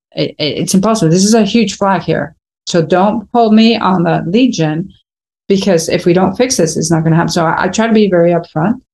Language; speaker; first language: English; non-native, fluent; Spanish